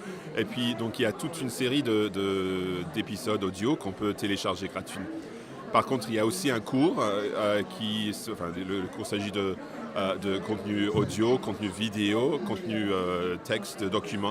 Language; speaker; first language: French; non-native, fluent; English